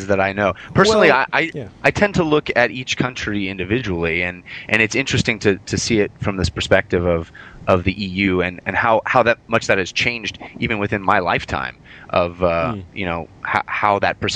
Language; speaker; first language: English; native; English